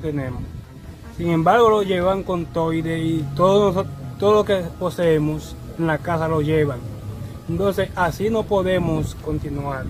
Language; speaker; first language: Spanish; non-native, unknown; Haitian Creole